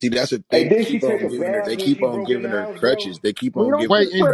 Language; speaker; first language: English; native; English